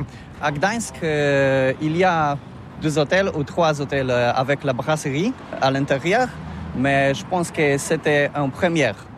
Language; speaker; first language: French; non-native, learner; Polish